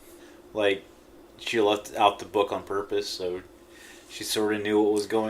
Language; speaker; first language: English; native; English